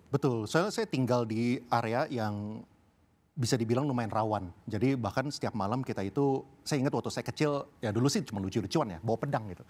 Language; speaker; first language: Indonesian; early bilingual, heritage; Indonesian